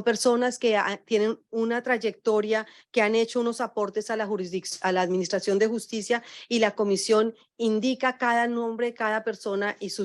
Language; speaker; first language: Spanish; native; Spanish